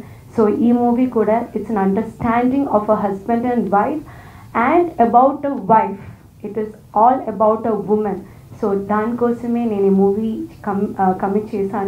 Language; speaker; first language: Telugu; non-native, learner; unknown